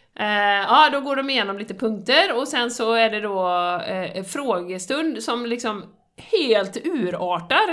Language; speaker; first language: Swedish; native; Swedish